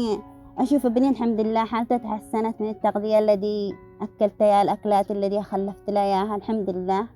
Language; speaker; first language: Arabic; native; Arabic